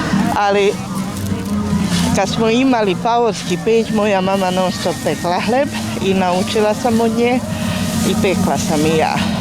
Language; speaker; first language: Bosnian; non-native, local second language; Hungarian